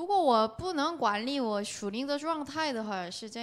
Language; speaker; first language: Chinese; non-native, learner; Korean